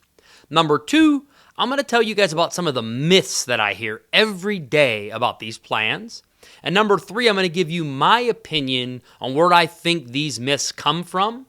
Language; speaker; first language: English; native; English